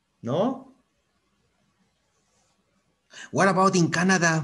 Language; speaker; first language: English; non-native, fluent; Spanish